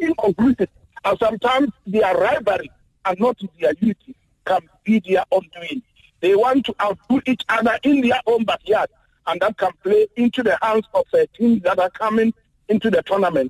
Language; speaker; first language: English; non-native, local second language; Akan